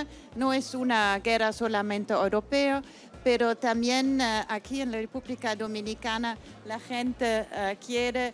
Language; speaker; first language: Spanish; non-native, fluent; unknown